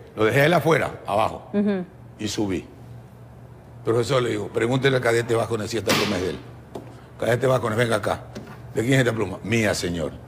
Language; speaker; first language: Spanish; native; Spanish